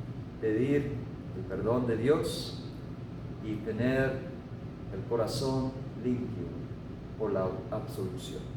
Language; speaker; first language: Spanish; non-native, fluent; English